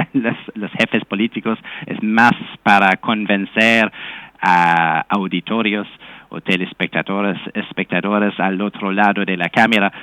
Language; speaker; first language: Spanish; non-native, fluent; English